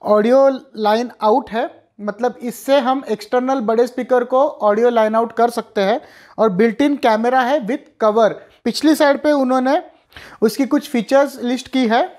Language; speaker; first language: Hindi; non-native, local second language; Marathi